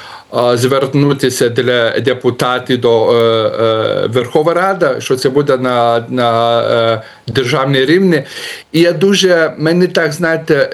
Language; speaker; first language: Ukrainian; non-native, learner; Lithuanian